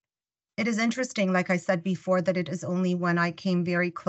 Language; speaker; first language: English; non-native, fluent; Russian